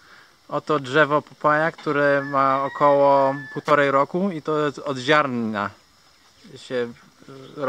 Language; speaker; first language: Polish; early bilingual, heritage; Polish